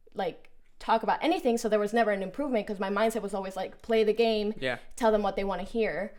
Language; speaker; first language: English; early bilingual, other home language; Spanish